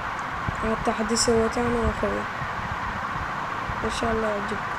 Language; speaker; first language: Arabic; native; Arabic